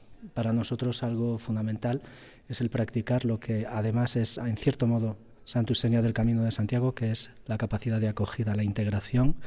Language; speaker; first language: Spanish; native; Spanish